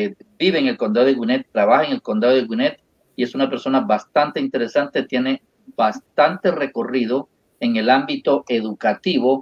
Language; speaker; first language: Spanish; native; Spanish